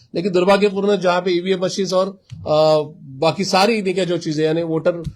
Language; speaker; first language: Hindi; non-native, local second language; Marathi